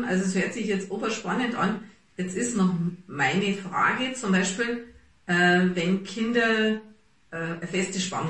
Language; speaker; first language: German; native; German